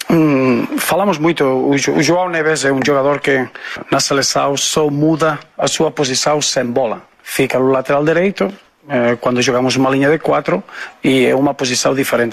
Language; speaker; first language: Portuguese; non-native, fluent; Spanish